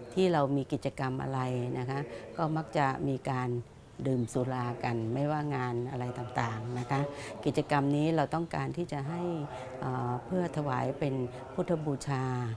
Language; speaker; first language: Thai; native; Thai